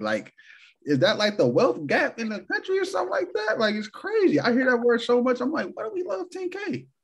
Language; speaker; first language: English; native; English